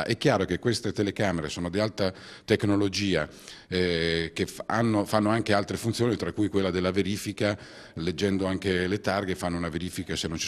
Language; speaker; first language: Italian; native; Italian